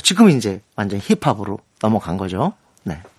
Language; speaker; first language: Korean; native; Korean